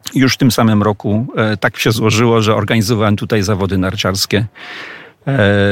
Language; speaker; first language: Polish; native; Polish